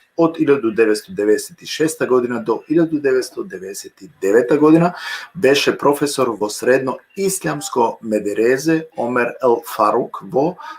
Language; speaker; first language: Macedonian; non-native, local second language; Romany